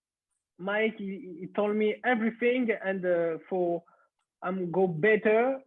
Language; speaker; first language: English; non-native, learner; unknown